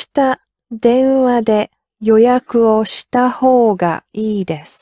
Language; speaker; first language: Japanese; non-native, learner; English